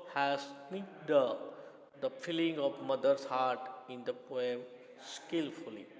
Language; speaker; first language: English; non-native, local second language; Gujarati